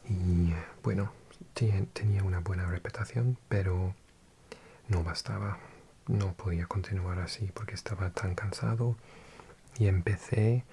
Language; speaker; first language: Spanish; non-native, fluent; English